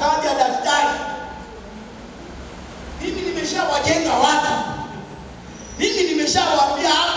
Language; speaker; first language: Swahili; native; Swahili